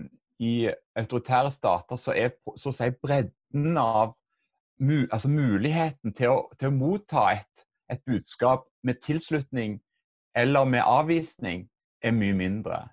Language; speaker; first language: Norwegian; native; Norwegian